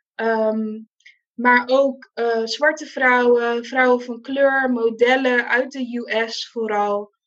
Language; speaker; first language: Dutch; non-native, local second language; Papiamento